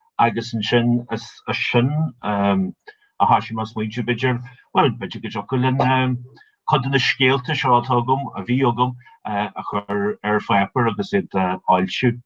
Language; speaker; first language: Irish; native; Irish